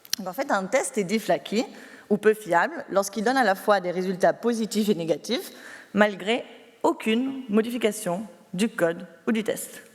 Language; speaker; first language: French; non-native, fluent; Spanish